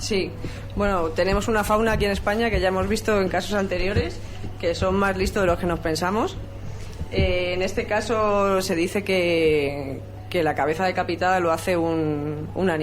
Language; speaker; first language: Spanish; native; Spanish